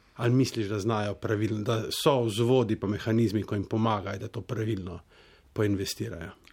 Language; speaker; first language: Slovenian; native; Slovenian